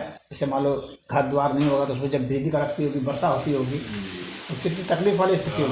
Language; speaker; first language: Hindi; native; Hindi